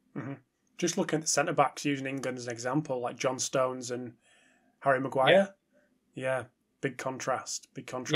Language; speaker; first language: English; native; English